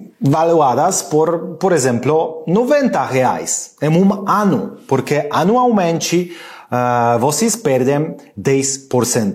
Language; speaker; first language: Portuguese; non-native, learner; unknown